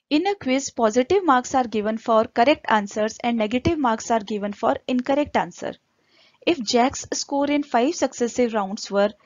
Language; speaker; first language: Hindi; native; Hindi